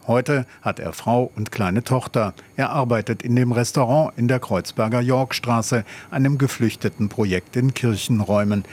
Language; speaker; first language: German; native; German